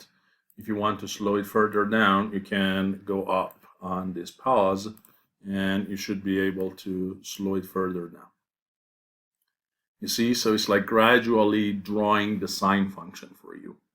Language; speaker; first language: English; non-native, fluent; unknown